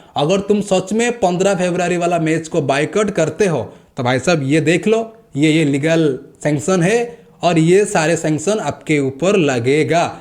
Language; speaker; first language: Hindi; native; Hindi